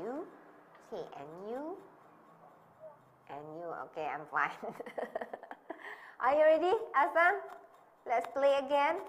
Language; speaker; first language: English; non-native, learner; Indonesian